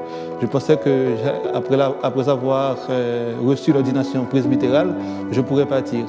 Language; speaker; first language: French; non-native, local second language; Haitian Creole